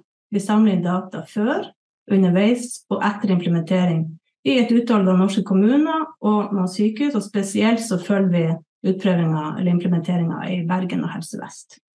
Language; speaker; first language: Norwegian; native; Norwegian